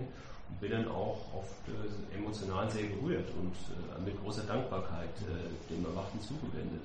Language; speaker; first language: German; native; German